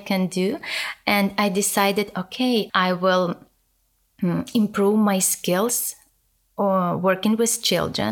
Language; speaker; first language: English; non-native, fluent; Ukrainian